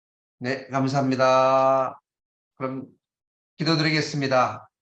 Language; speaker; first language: Korean; native; Korean